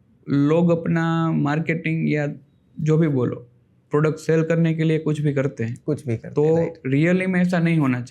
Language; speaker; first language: Hindi; non-native, local second language; Gujarati